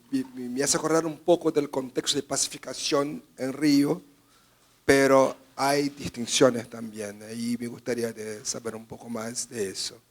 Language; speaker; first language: Spanish; non-native, fluent; Portuguese